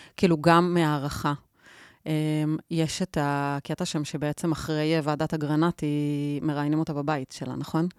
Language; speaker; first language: Hebrew; native; Hebrew